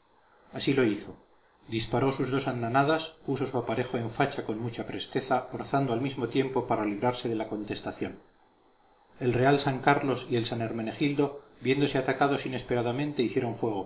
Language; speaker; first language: Spanish; native; Spanish